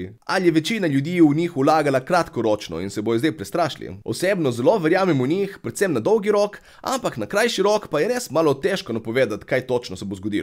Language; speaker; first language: Slovenian; native; Slovenian